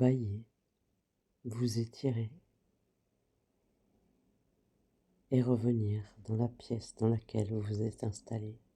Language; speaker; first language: French; native; French